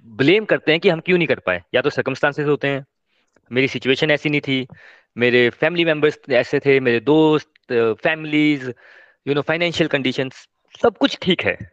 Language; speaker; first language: Hindi; non-native, local second language; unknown